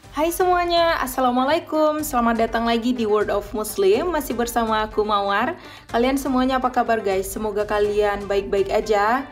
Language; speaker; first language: Indonesian; native; Indonesian